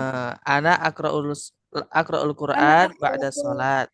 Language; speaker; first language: Arabic; non-native, fluent; Indonesian